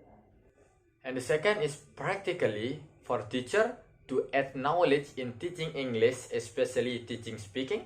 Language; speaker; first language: English; non-native, learner; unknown